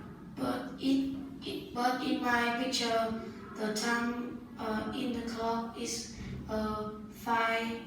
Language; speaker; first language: English; non-native, learner; Vietnamese